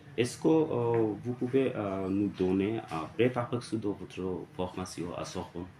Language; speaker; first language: French; non-native, fluent; Bangla